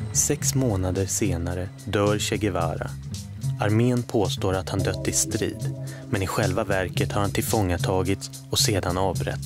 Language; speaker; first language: Swedish; native; Swedish